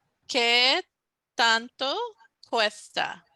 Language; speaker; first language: Spanish; non-native, fluent; English